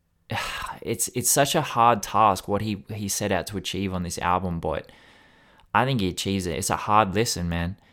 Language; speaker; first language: English; native; English